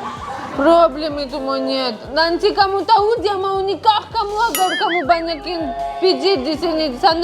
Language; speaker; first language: Indonesian; non-native, learner; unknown